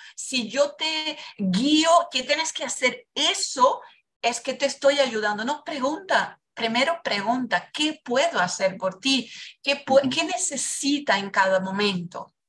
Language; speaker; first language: Spanish; non-native, fluent; Portuguese